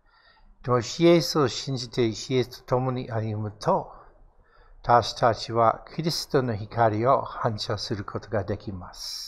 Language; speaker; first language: Japanese; non-native, fluent; English